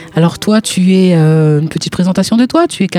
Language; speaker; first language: French; native; French